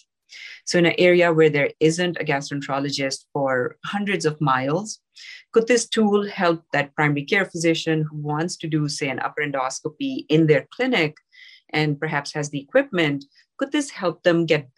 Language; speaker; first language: English; non-native, local second language; Urdu